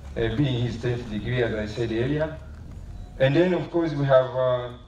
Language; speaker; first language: English; non-native, local second language; Swahili